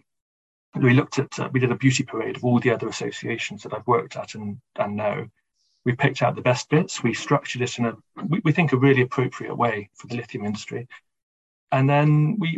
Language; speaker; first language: English; native; English